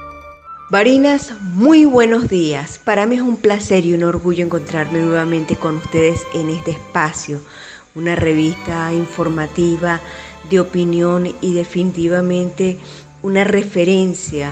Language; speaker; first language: Spanish; native; Spanish